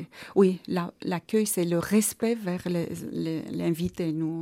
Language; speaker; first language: French; non-native, fluent; Armenian